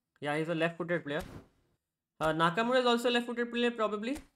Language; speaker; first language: English; non-native, local second language; Hindi